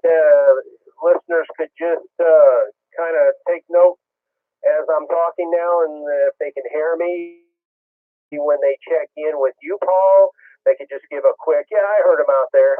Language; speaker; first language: English; native; English